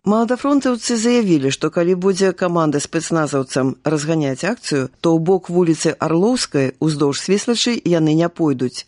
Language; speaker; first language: Belarusian; native; Belarusian